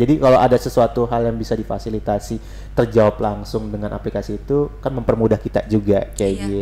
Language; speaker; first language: Indonesian; native; Indonesian